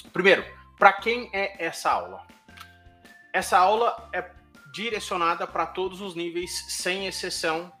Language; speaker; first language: Portuguese; native; Portuguese